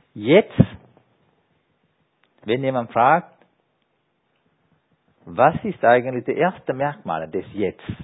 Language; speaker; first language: German; non-native, fluent; Sinhala